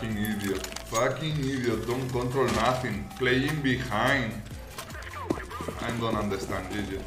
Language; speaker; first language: English; non-native, learner; Spanish